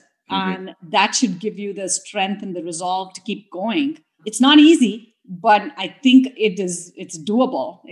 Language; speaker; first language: English; non-native, local second language; Tamil